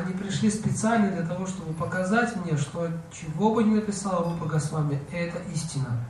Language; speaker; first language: Russian; native; Russian